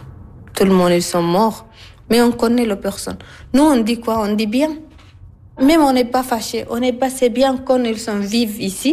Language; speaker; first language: French; non-native, learner; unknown